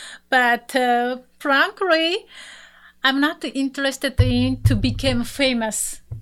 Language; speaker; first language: English; non-native, fluent; Japanese